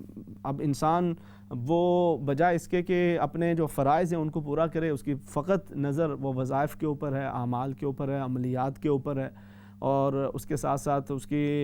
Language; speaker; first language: Urdu; native; Urdu